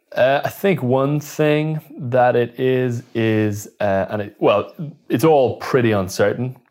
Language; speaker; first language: English; native; English